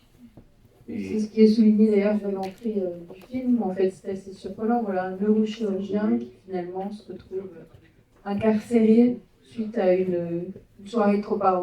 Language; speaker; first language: French; native; French